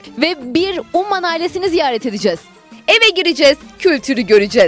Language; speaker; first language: Turkish; native; Turkish